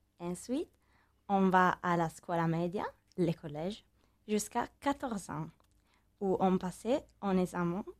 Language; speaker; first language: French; non-native, learner; Italian